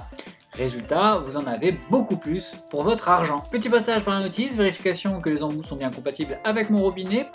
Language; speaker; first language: French; native; French